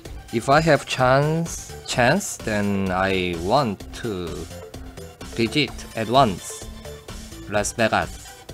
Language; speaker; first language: English; non-native, learner; Korean